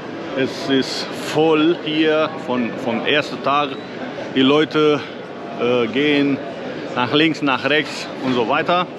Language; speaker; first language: German; non-native, fluent; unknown